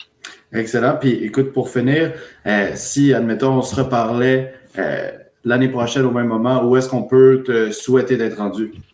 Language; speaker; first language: French; native; French